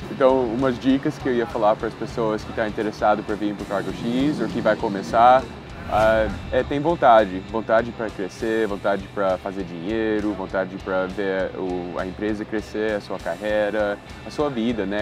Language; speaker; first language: Portuguese; early bilingual, heritage; Portuguese